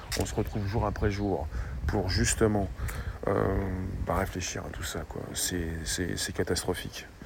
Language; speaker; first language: French; native; French